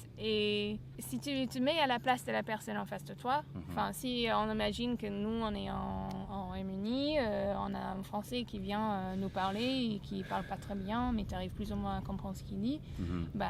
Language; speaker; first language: French; non-native, fluent; English